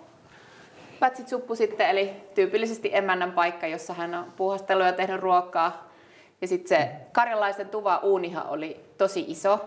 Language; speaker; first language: Finnish; native; Finnish